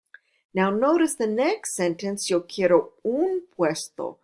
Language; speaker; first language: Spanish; non-native, fluent; English